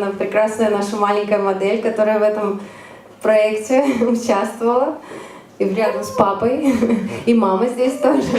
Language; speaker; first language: Russian; native; Russian